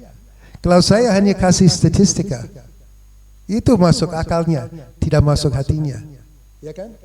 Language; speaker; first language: Indonesian; non-native, fluent; English